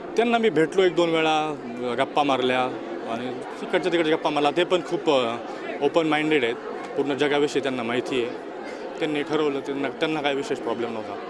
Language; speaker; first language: Marathi; native; Marathi